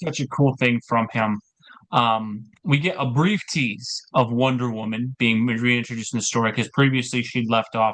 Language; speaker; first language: English; native; English